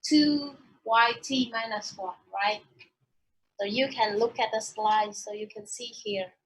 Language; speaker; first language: English; non-native, learner; Vietnamese